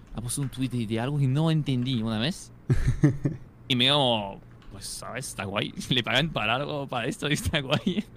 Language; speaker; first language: Spanish; non-native, fluent; French